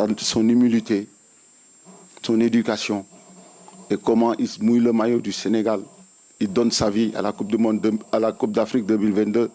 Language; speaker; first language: French; non-native, local second language; Wolof